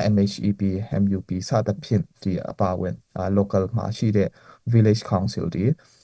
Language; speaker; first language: Burmese; non-native, local second language; Hakha Chin